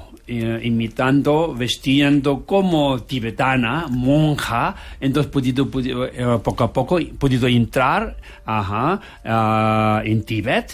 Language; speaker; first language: Spanish; non-native, learner; Tibetan